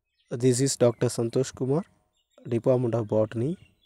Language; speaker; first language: English; non-native, local second language; Tamil